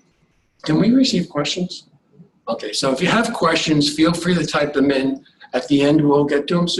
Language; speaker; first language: English; native; English